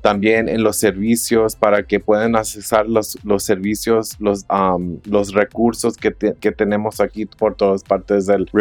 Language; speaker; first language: Spanish; early bilingual, heritage; Spanish